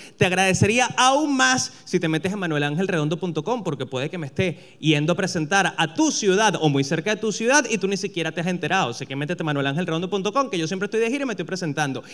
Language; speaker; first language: Spanish; native; Spanish